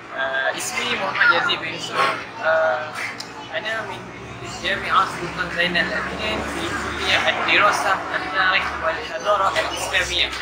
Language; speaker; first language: Arabic; non-native, learner; Malay